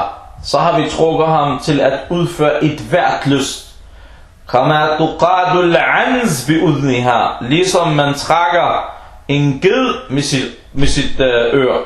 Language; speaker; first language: Danish; non-native, fluent; Arabic